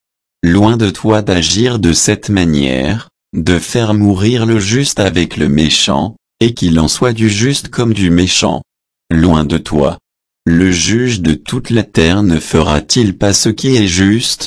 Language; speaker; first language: French; native; French